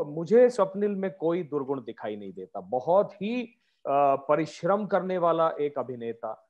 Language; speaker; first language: Hindi; non-native, local second language; Marathi